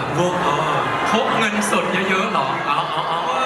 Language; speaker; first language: Thai; native; Thai